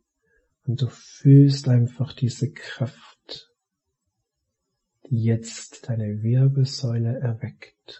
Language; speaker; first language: German; native; German